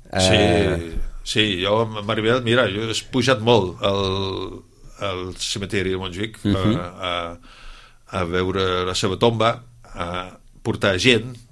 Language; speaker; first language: Catalan; non-native, fluent; Dutch